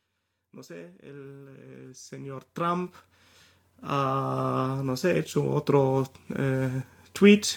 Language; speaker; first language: Spanish; non-native, fluent; German